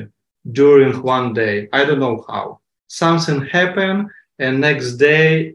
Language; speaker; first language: English; non-native, learner; Ukrainian